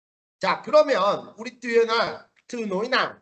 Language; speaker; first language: Korean; native; Korean